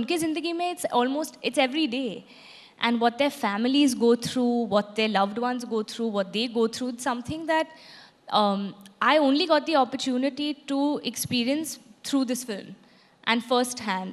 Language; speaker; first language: English; non-native, local second language; Hindi